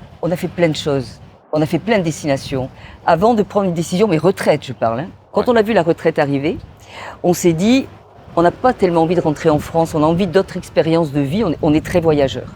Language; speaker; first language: French; native; French